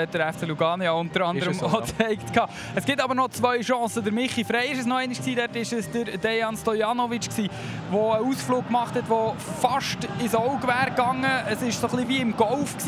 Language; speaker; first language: German; native; German